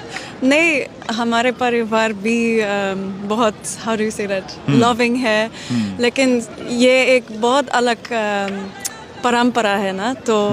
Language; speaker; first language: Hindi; non-native, learner; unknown